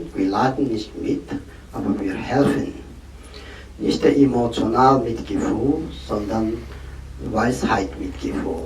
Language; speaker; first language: German; non-native, learner; Tibetan